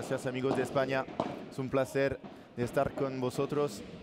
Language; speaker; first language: Spanish; non-native, learner; French